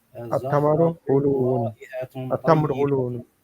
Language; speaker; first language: Arabic; non-native, learner; Japanese